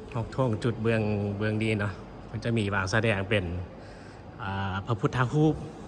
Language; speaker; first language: Lao; native; Lao